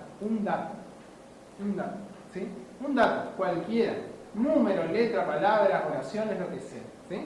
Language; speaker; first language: Spanish; native; Spanish